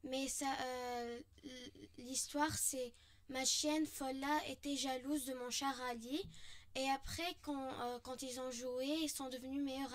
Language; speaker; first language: French; non-native, local second language; Arabic